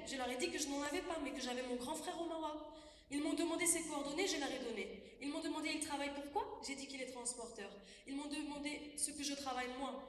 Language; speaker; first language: French; non-native, local second language; Wolof